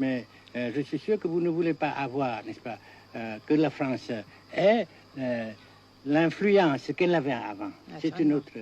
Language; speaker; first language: French; non-native, fluent; Vietnamese